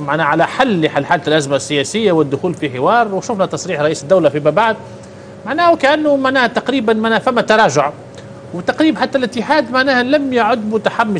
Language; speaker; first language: Arabic; native; Arabic